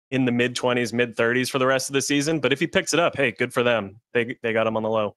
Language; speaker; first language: English; native; English